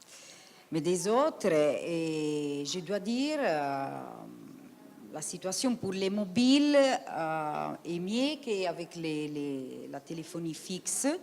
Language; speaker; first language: French; non-native, fluent; Italian